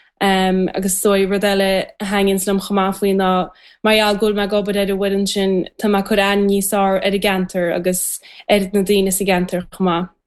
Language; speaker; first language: Irish; native; Irish